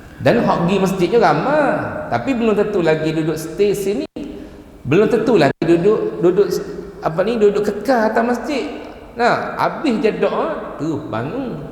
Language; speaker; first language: Malay; native; Malay